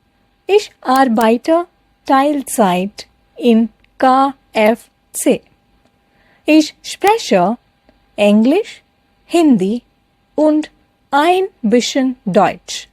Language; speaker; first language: German; non-native, fluent; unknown